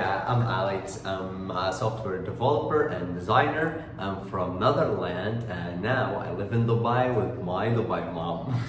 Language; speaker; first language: English; non-native, fluent; Dutch